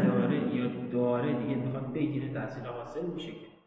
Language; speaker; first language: Persian; native; Persian